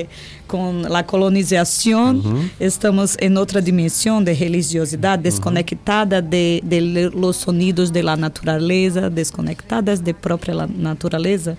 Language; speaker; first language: Spanish; non-native, learner; Portuguese